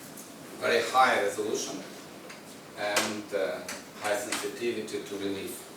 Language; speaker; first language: English; non-native, learner; Ukrainian